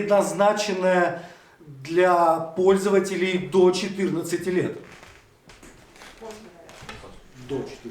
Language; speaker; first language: Russian; native; Russian